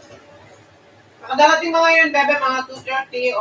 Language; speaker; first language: Filipino; native; Filipino